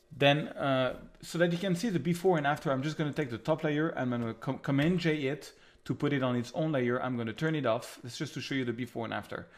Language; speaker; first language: English; non-native, fluent; French